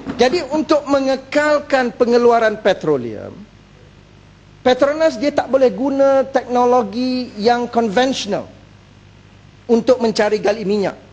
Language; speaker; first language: Malay; native; Malay